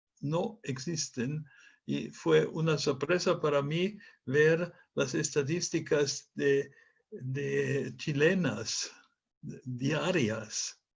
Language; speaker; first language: Spanish; non-native, fluent; German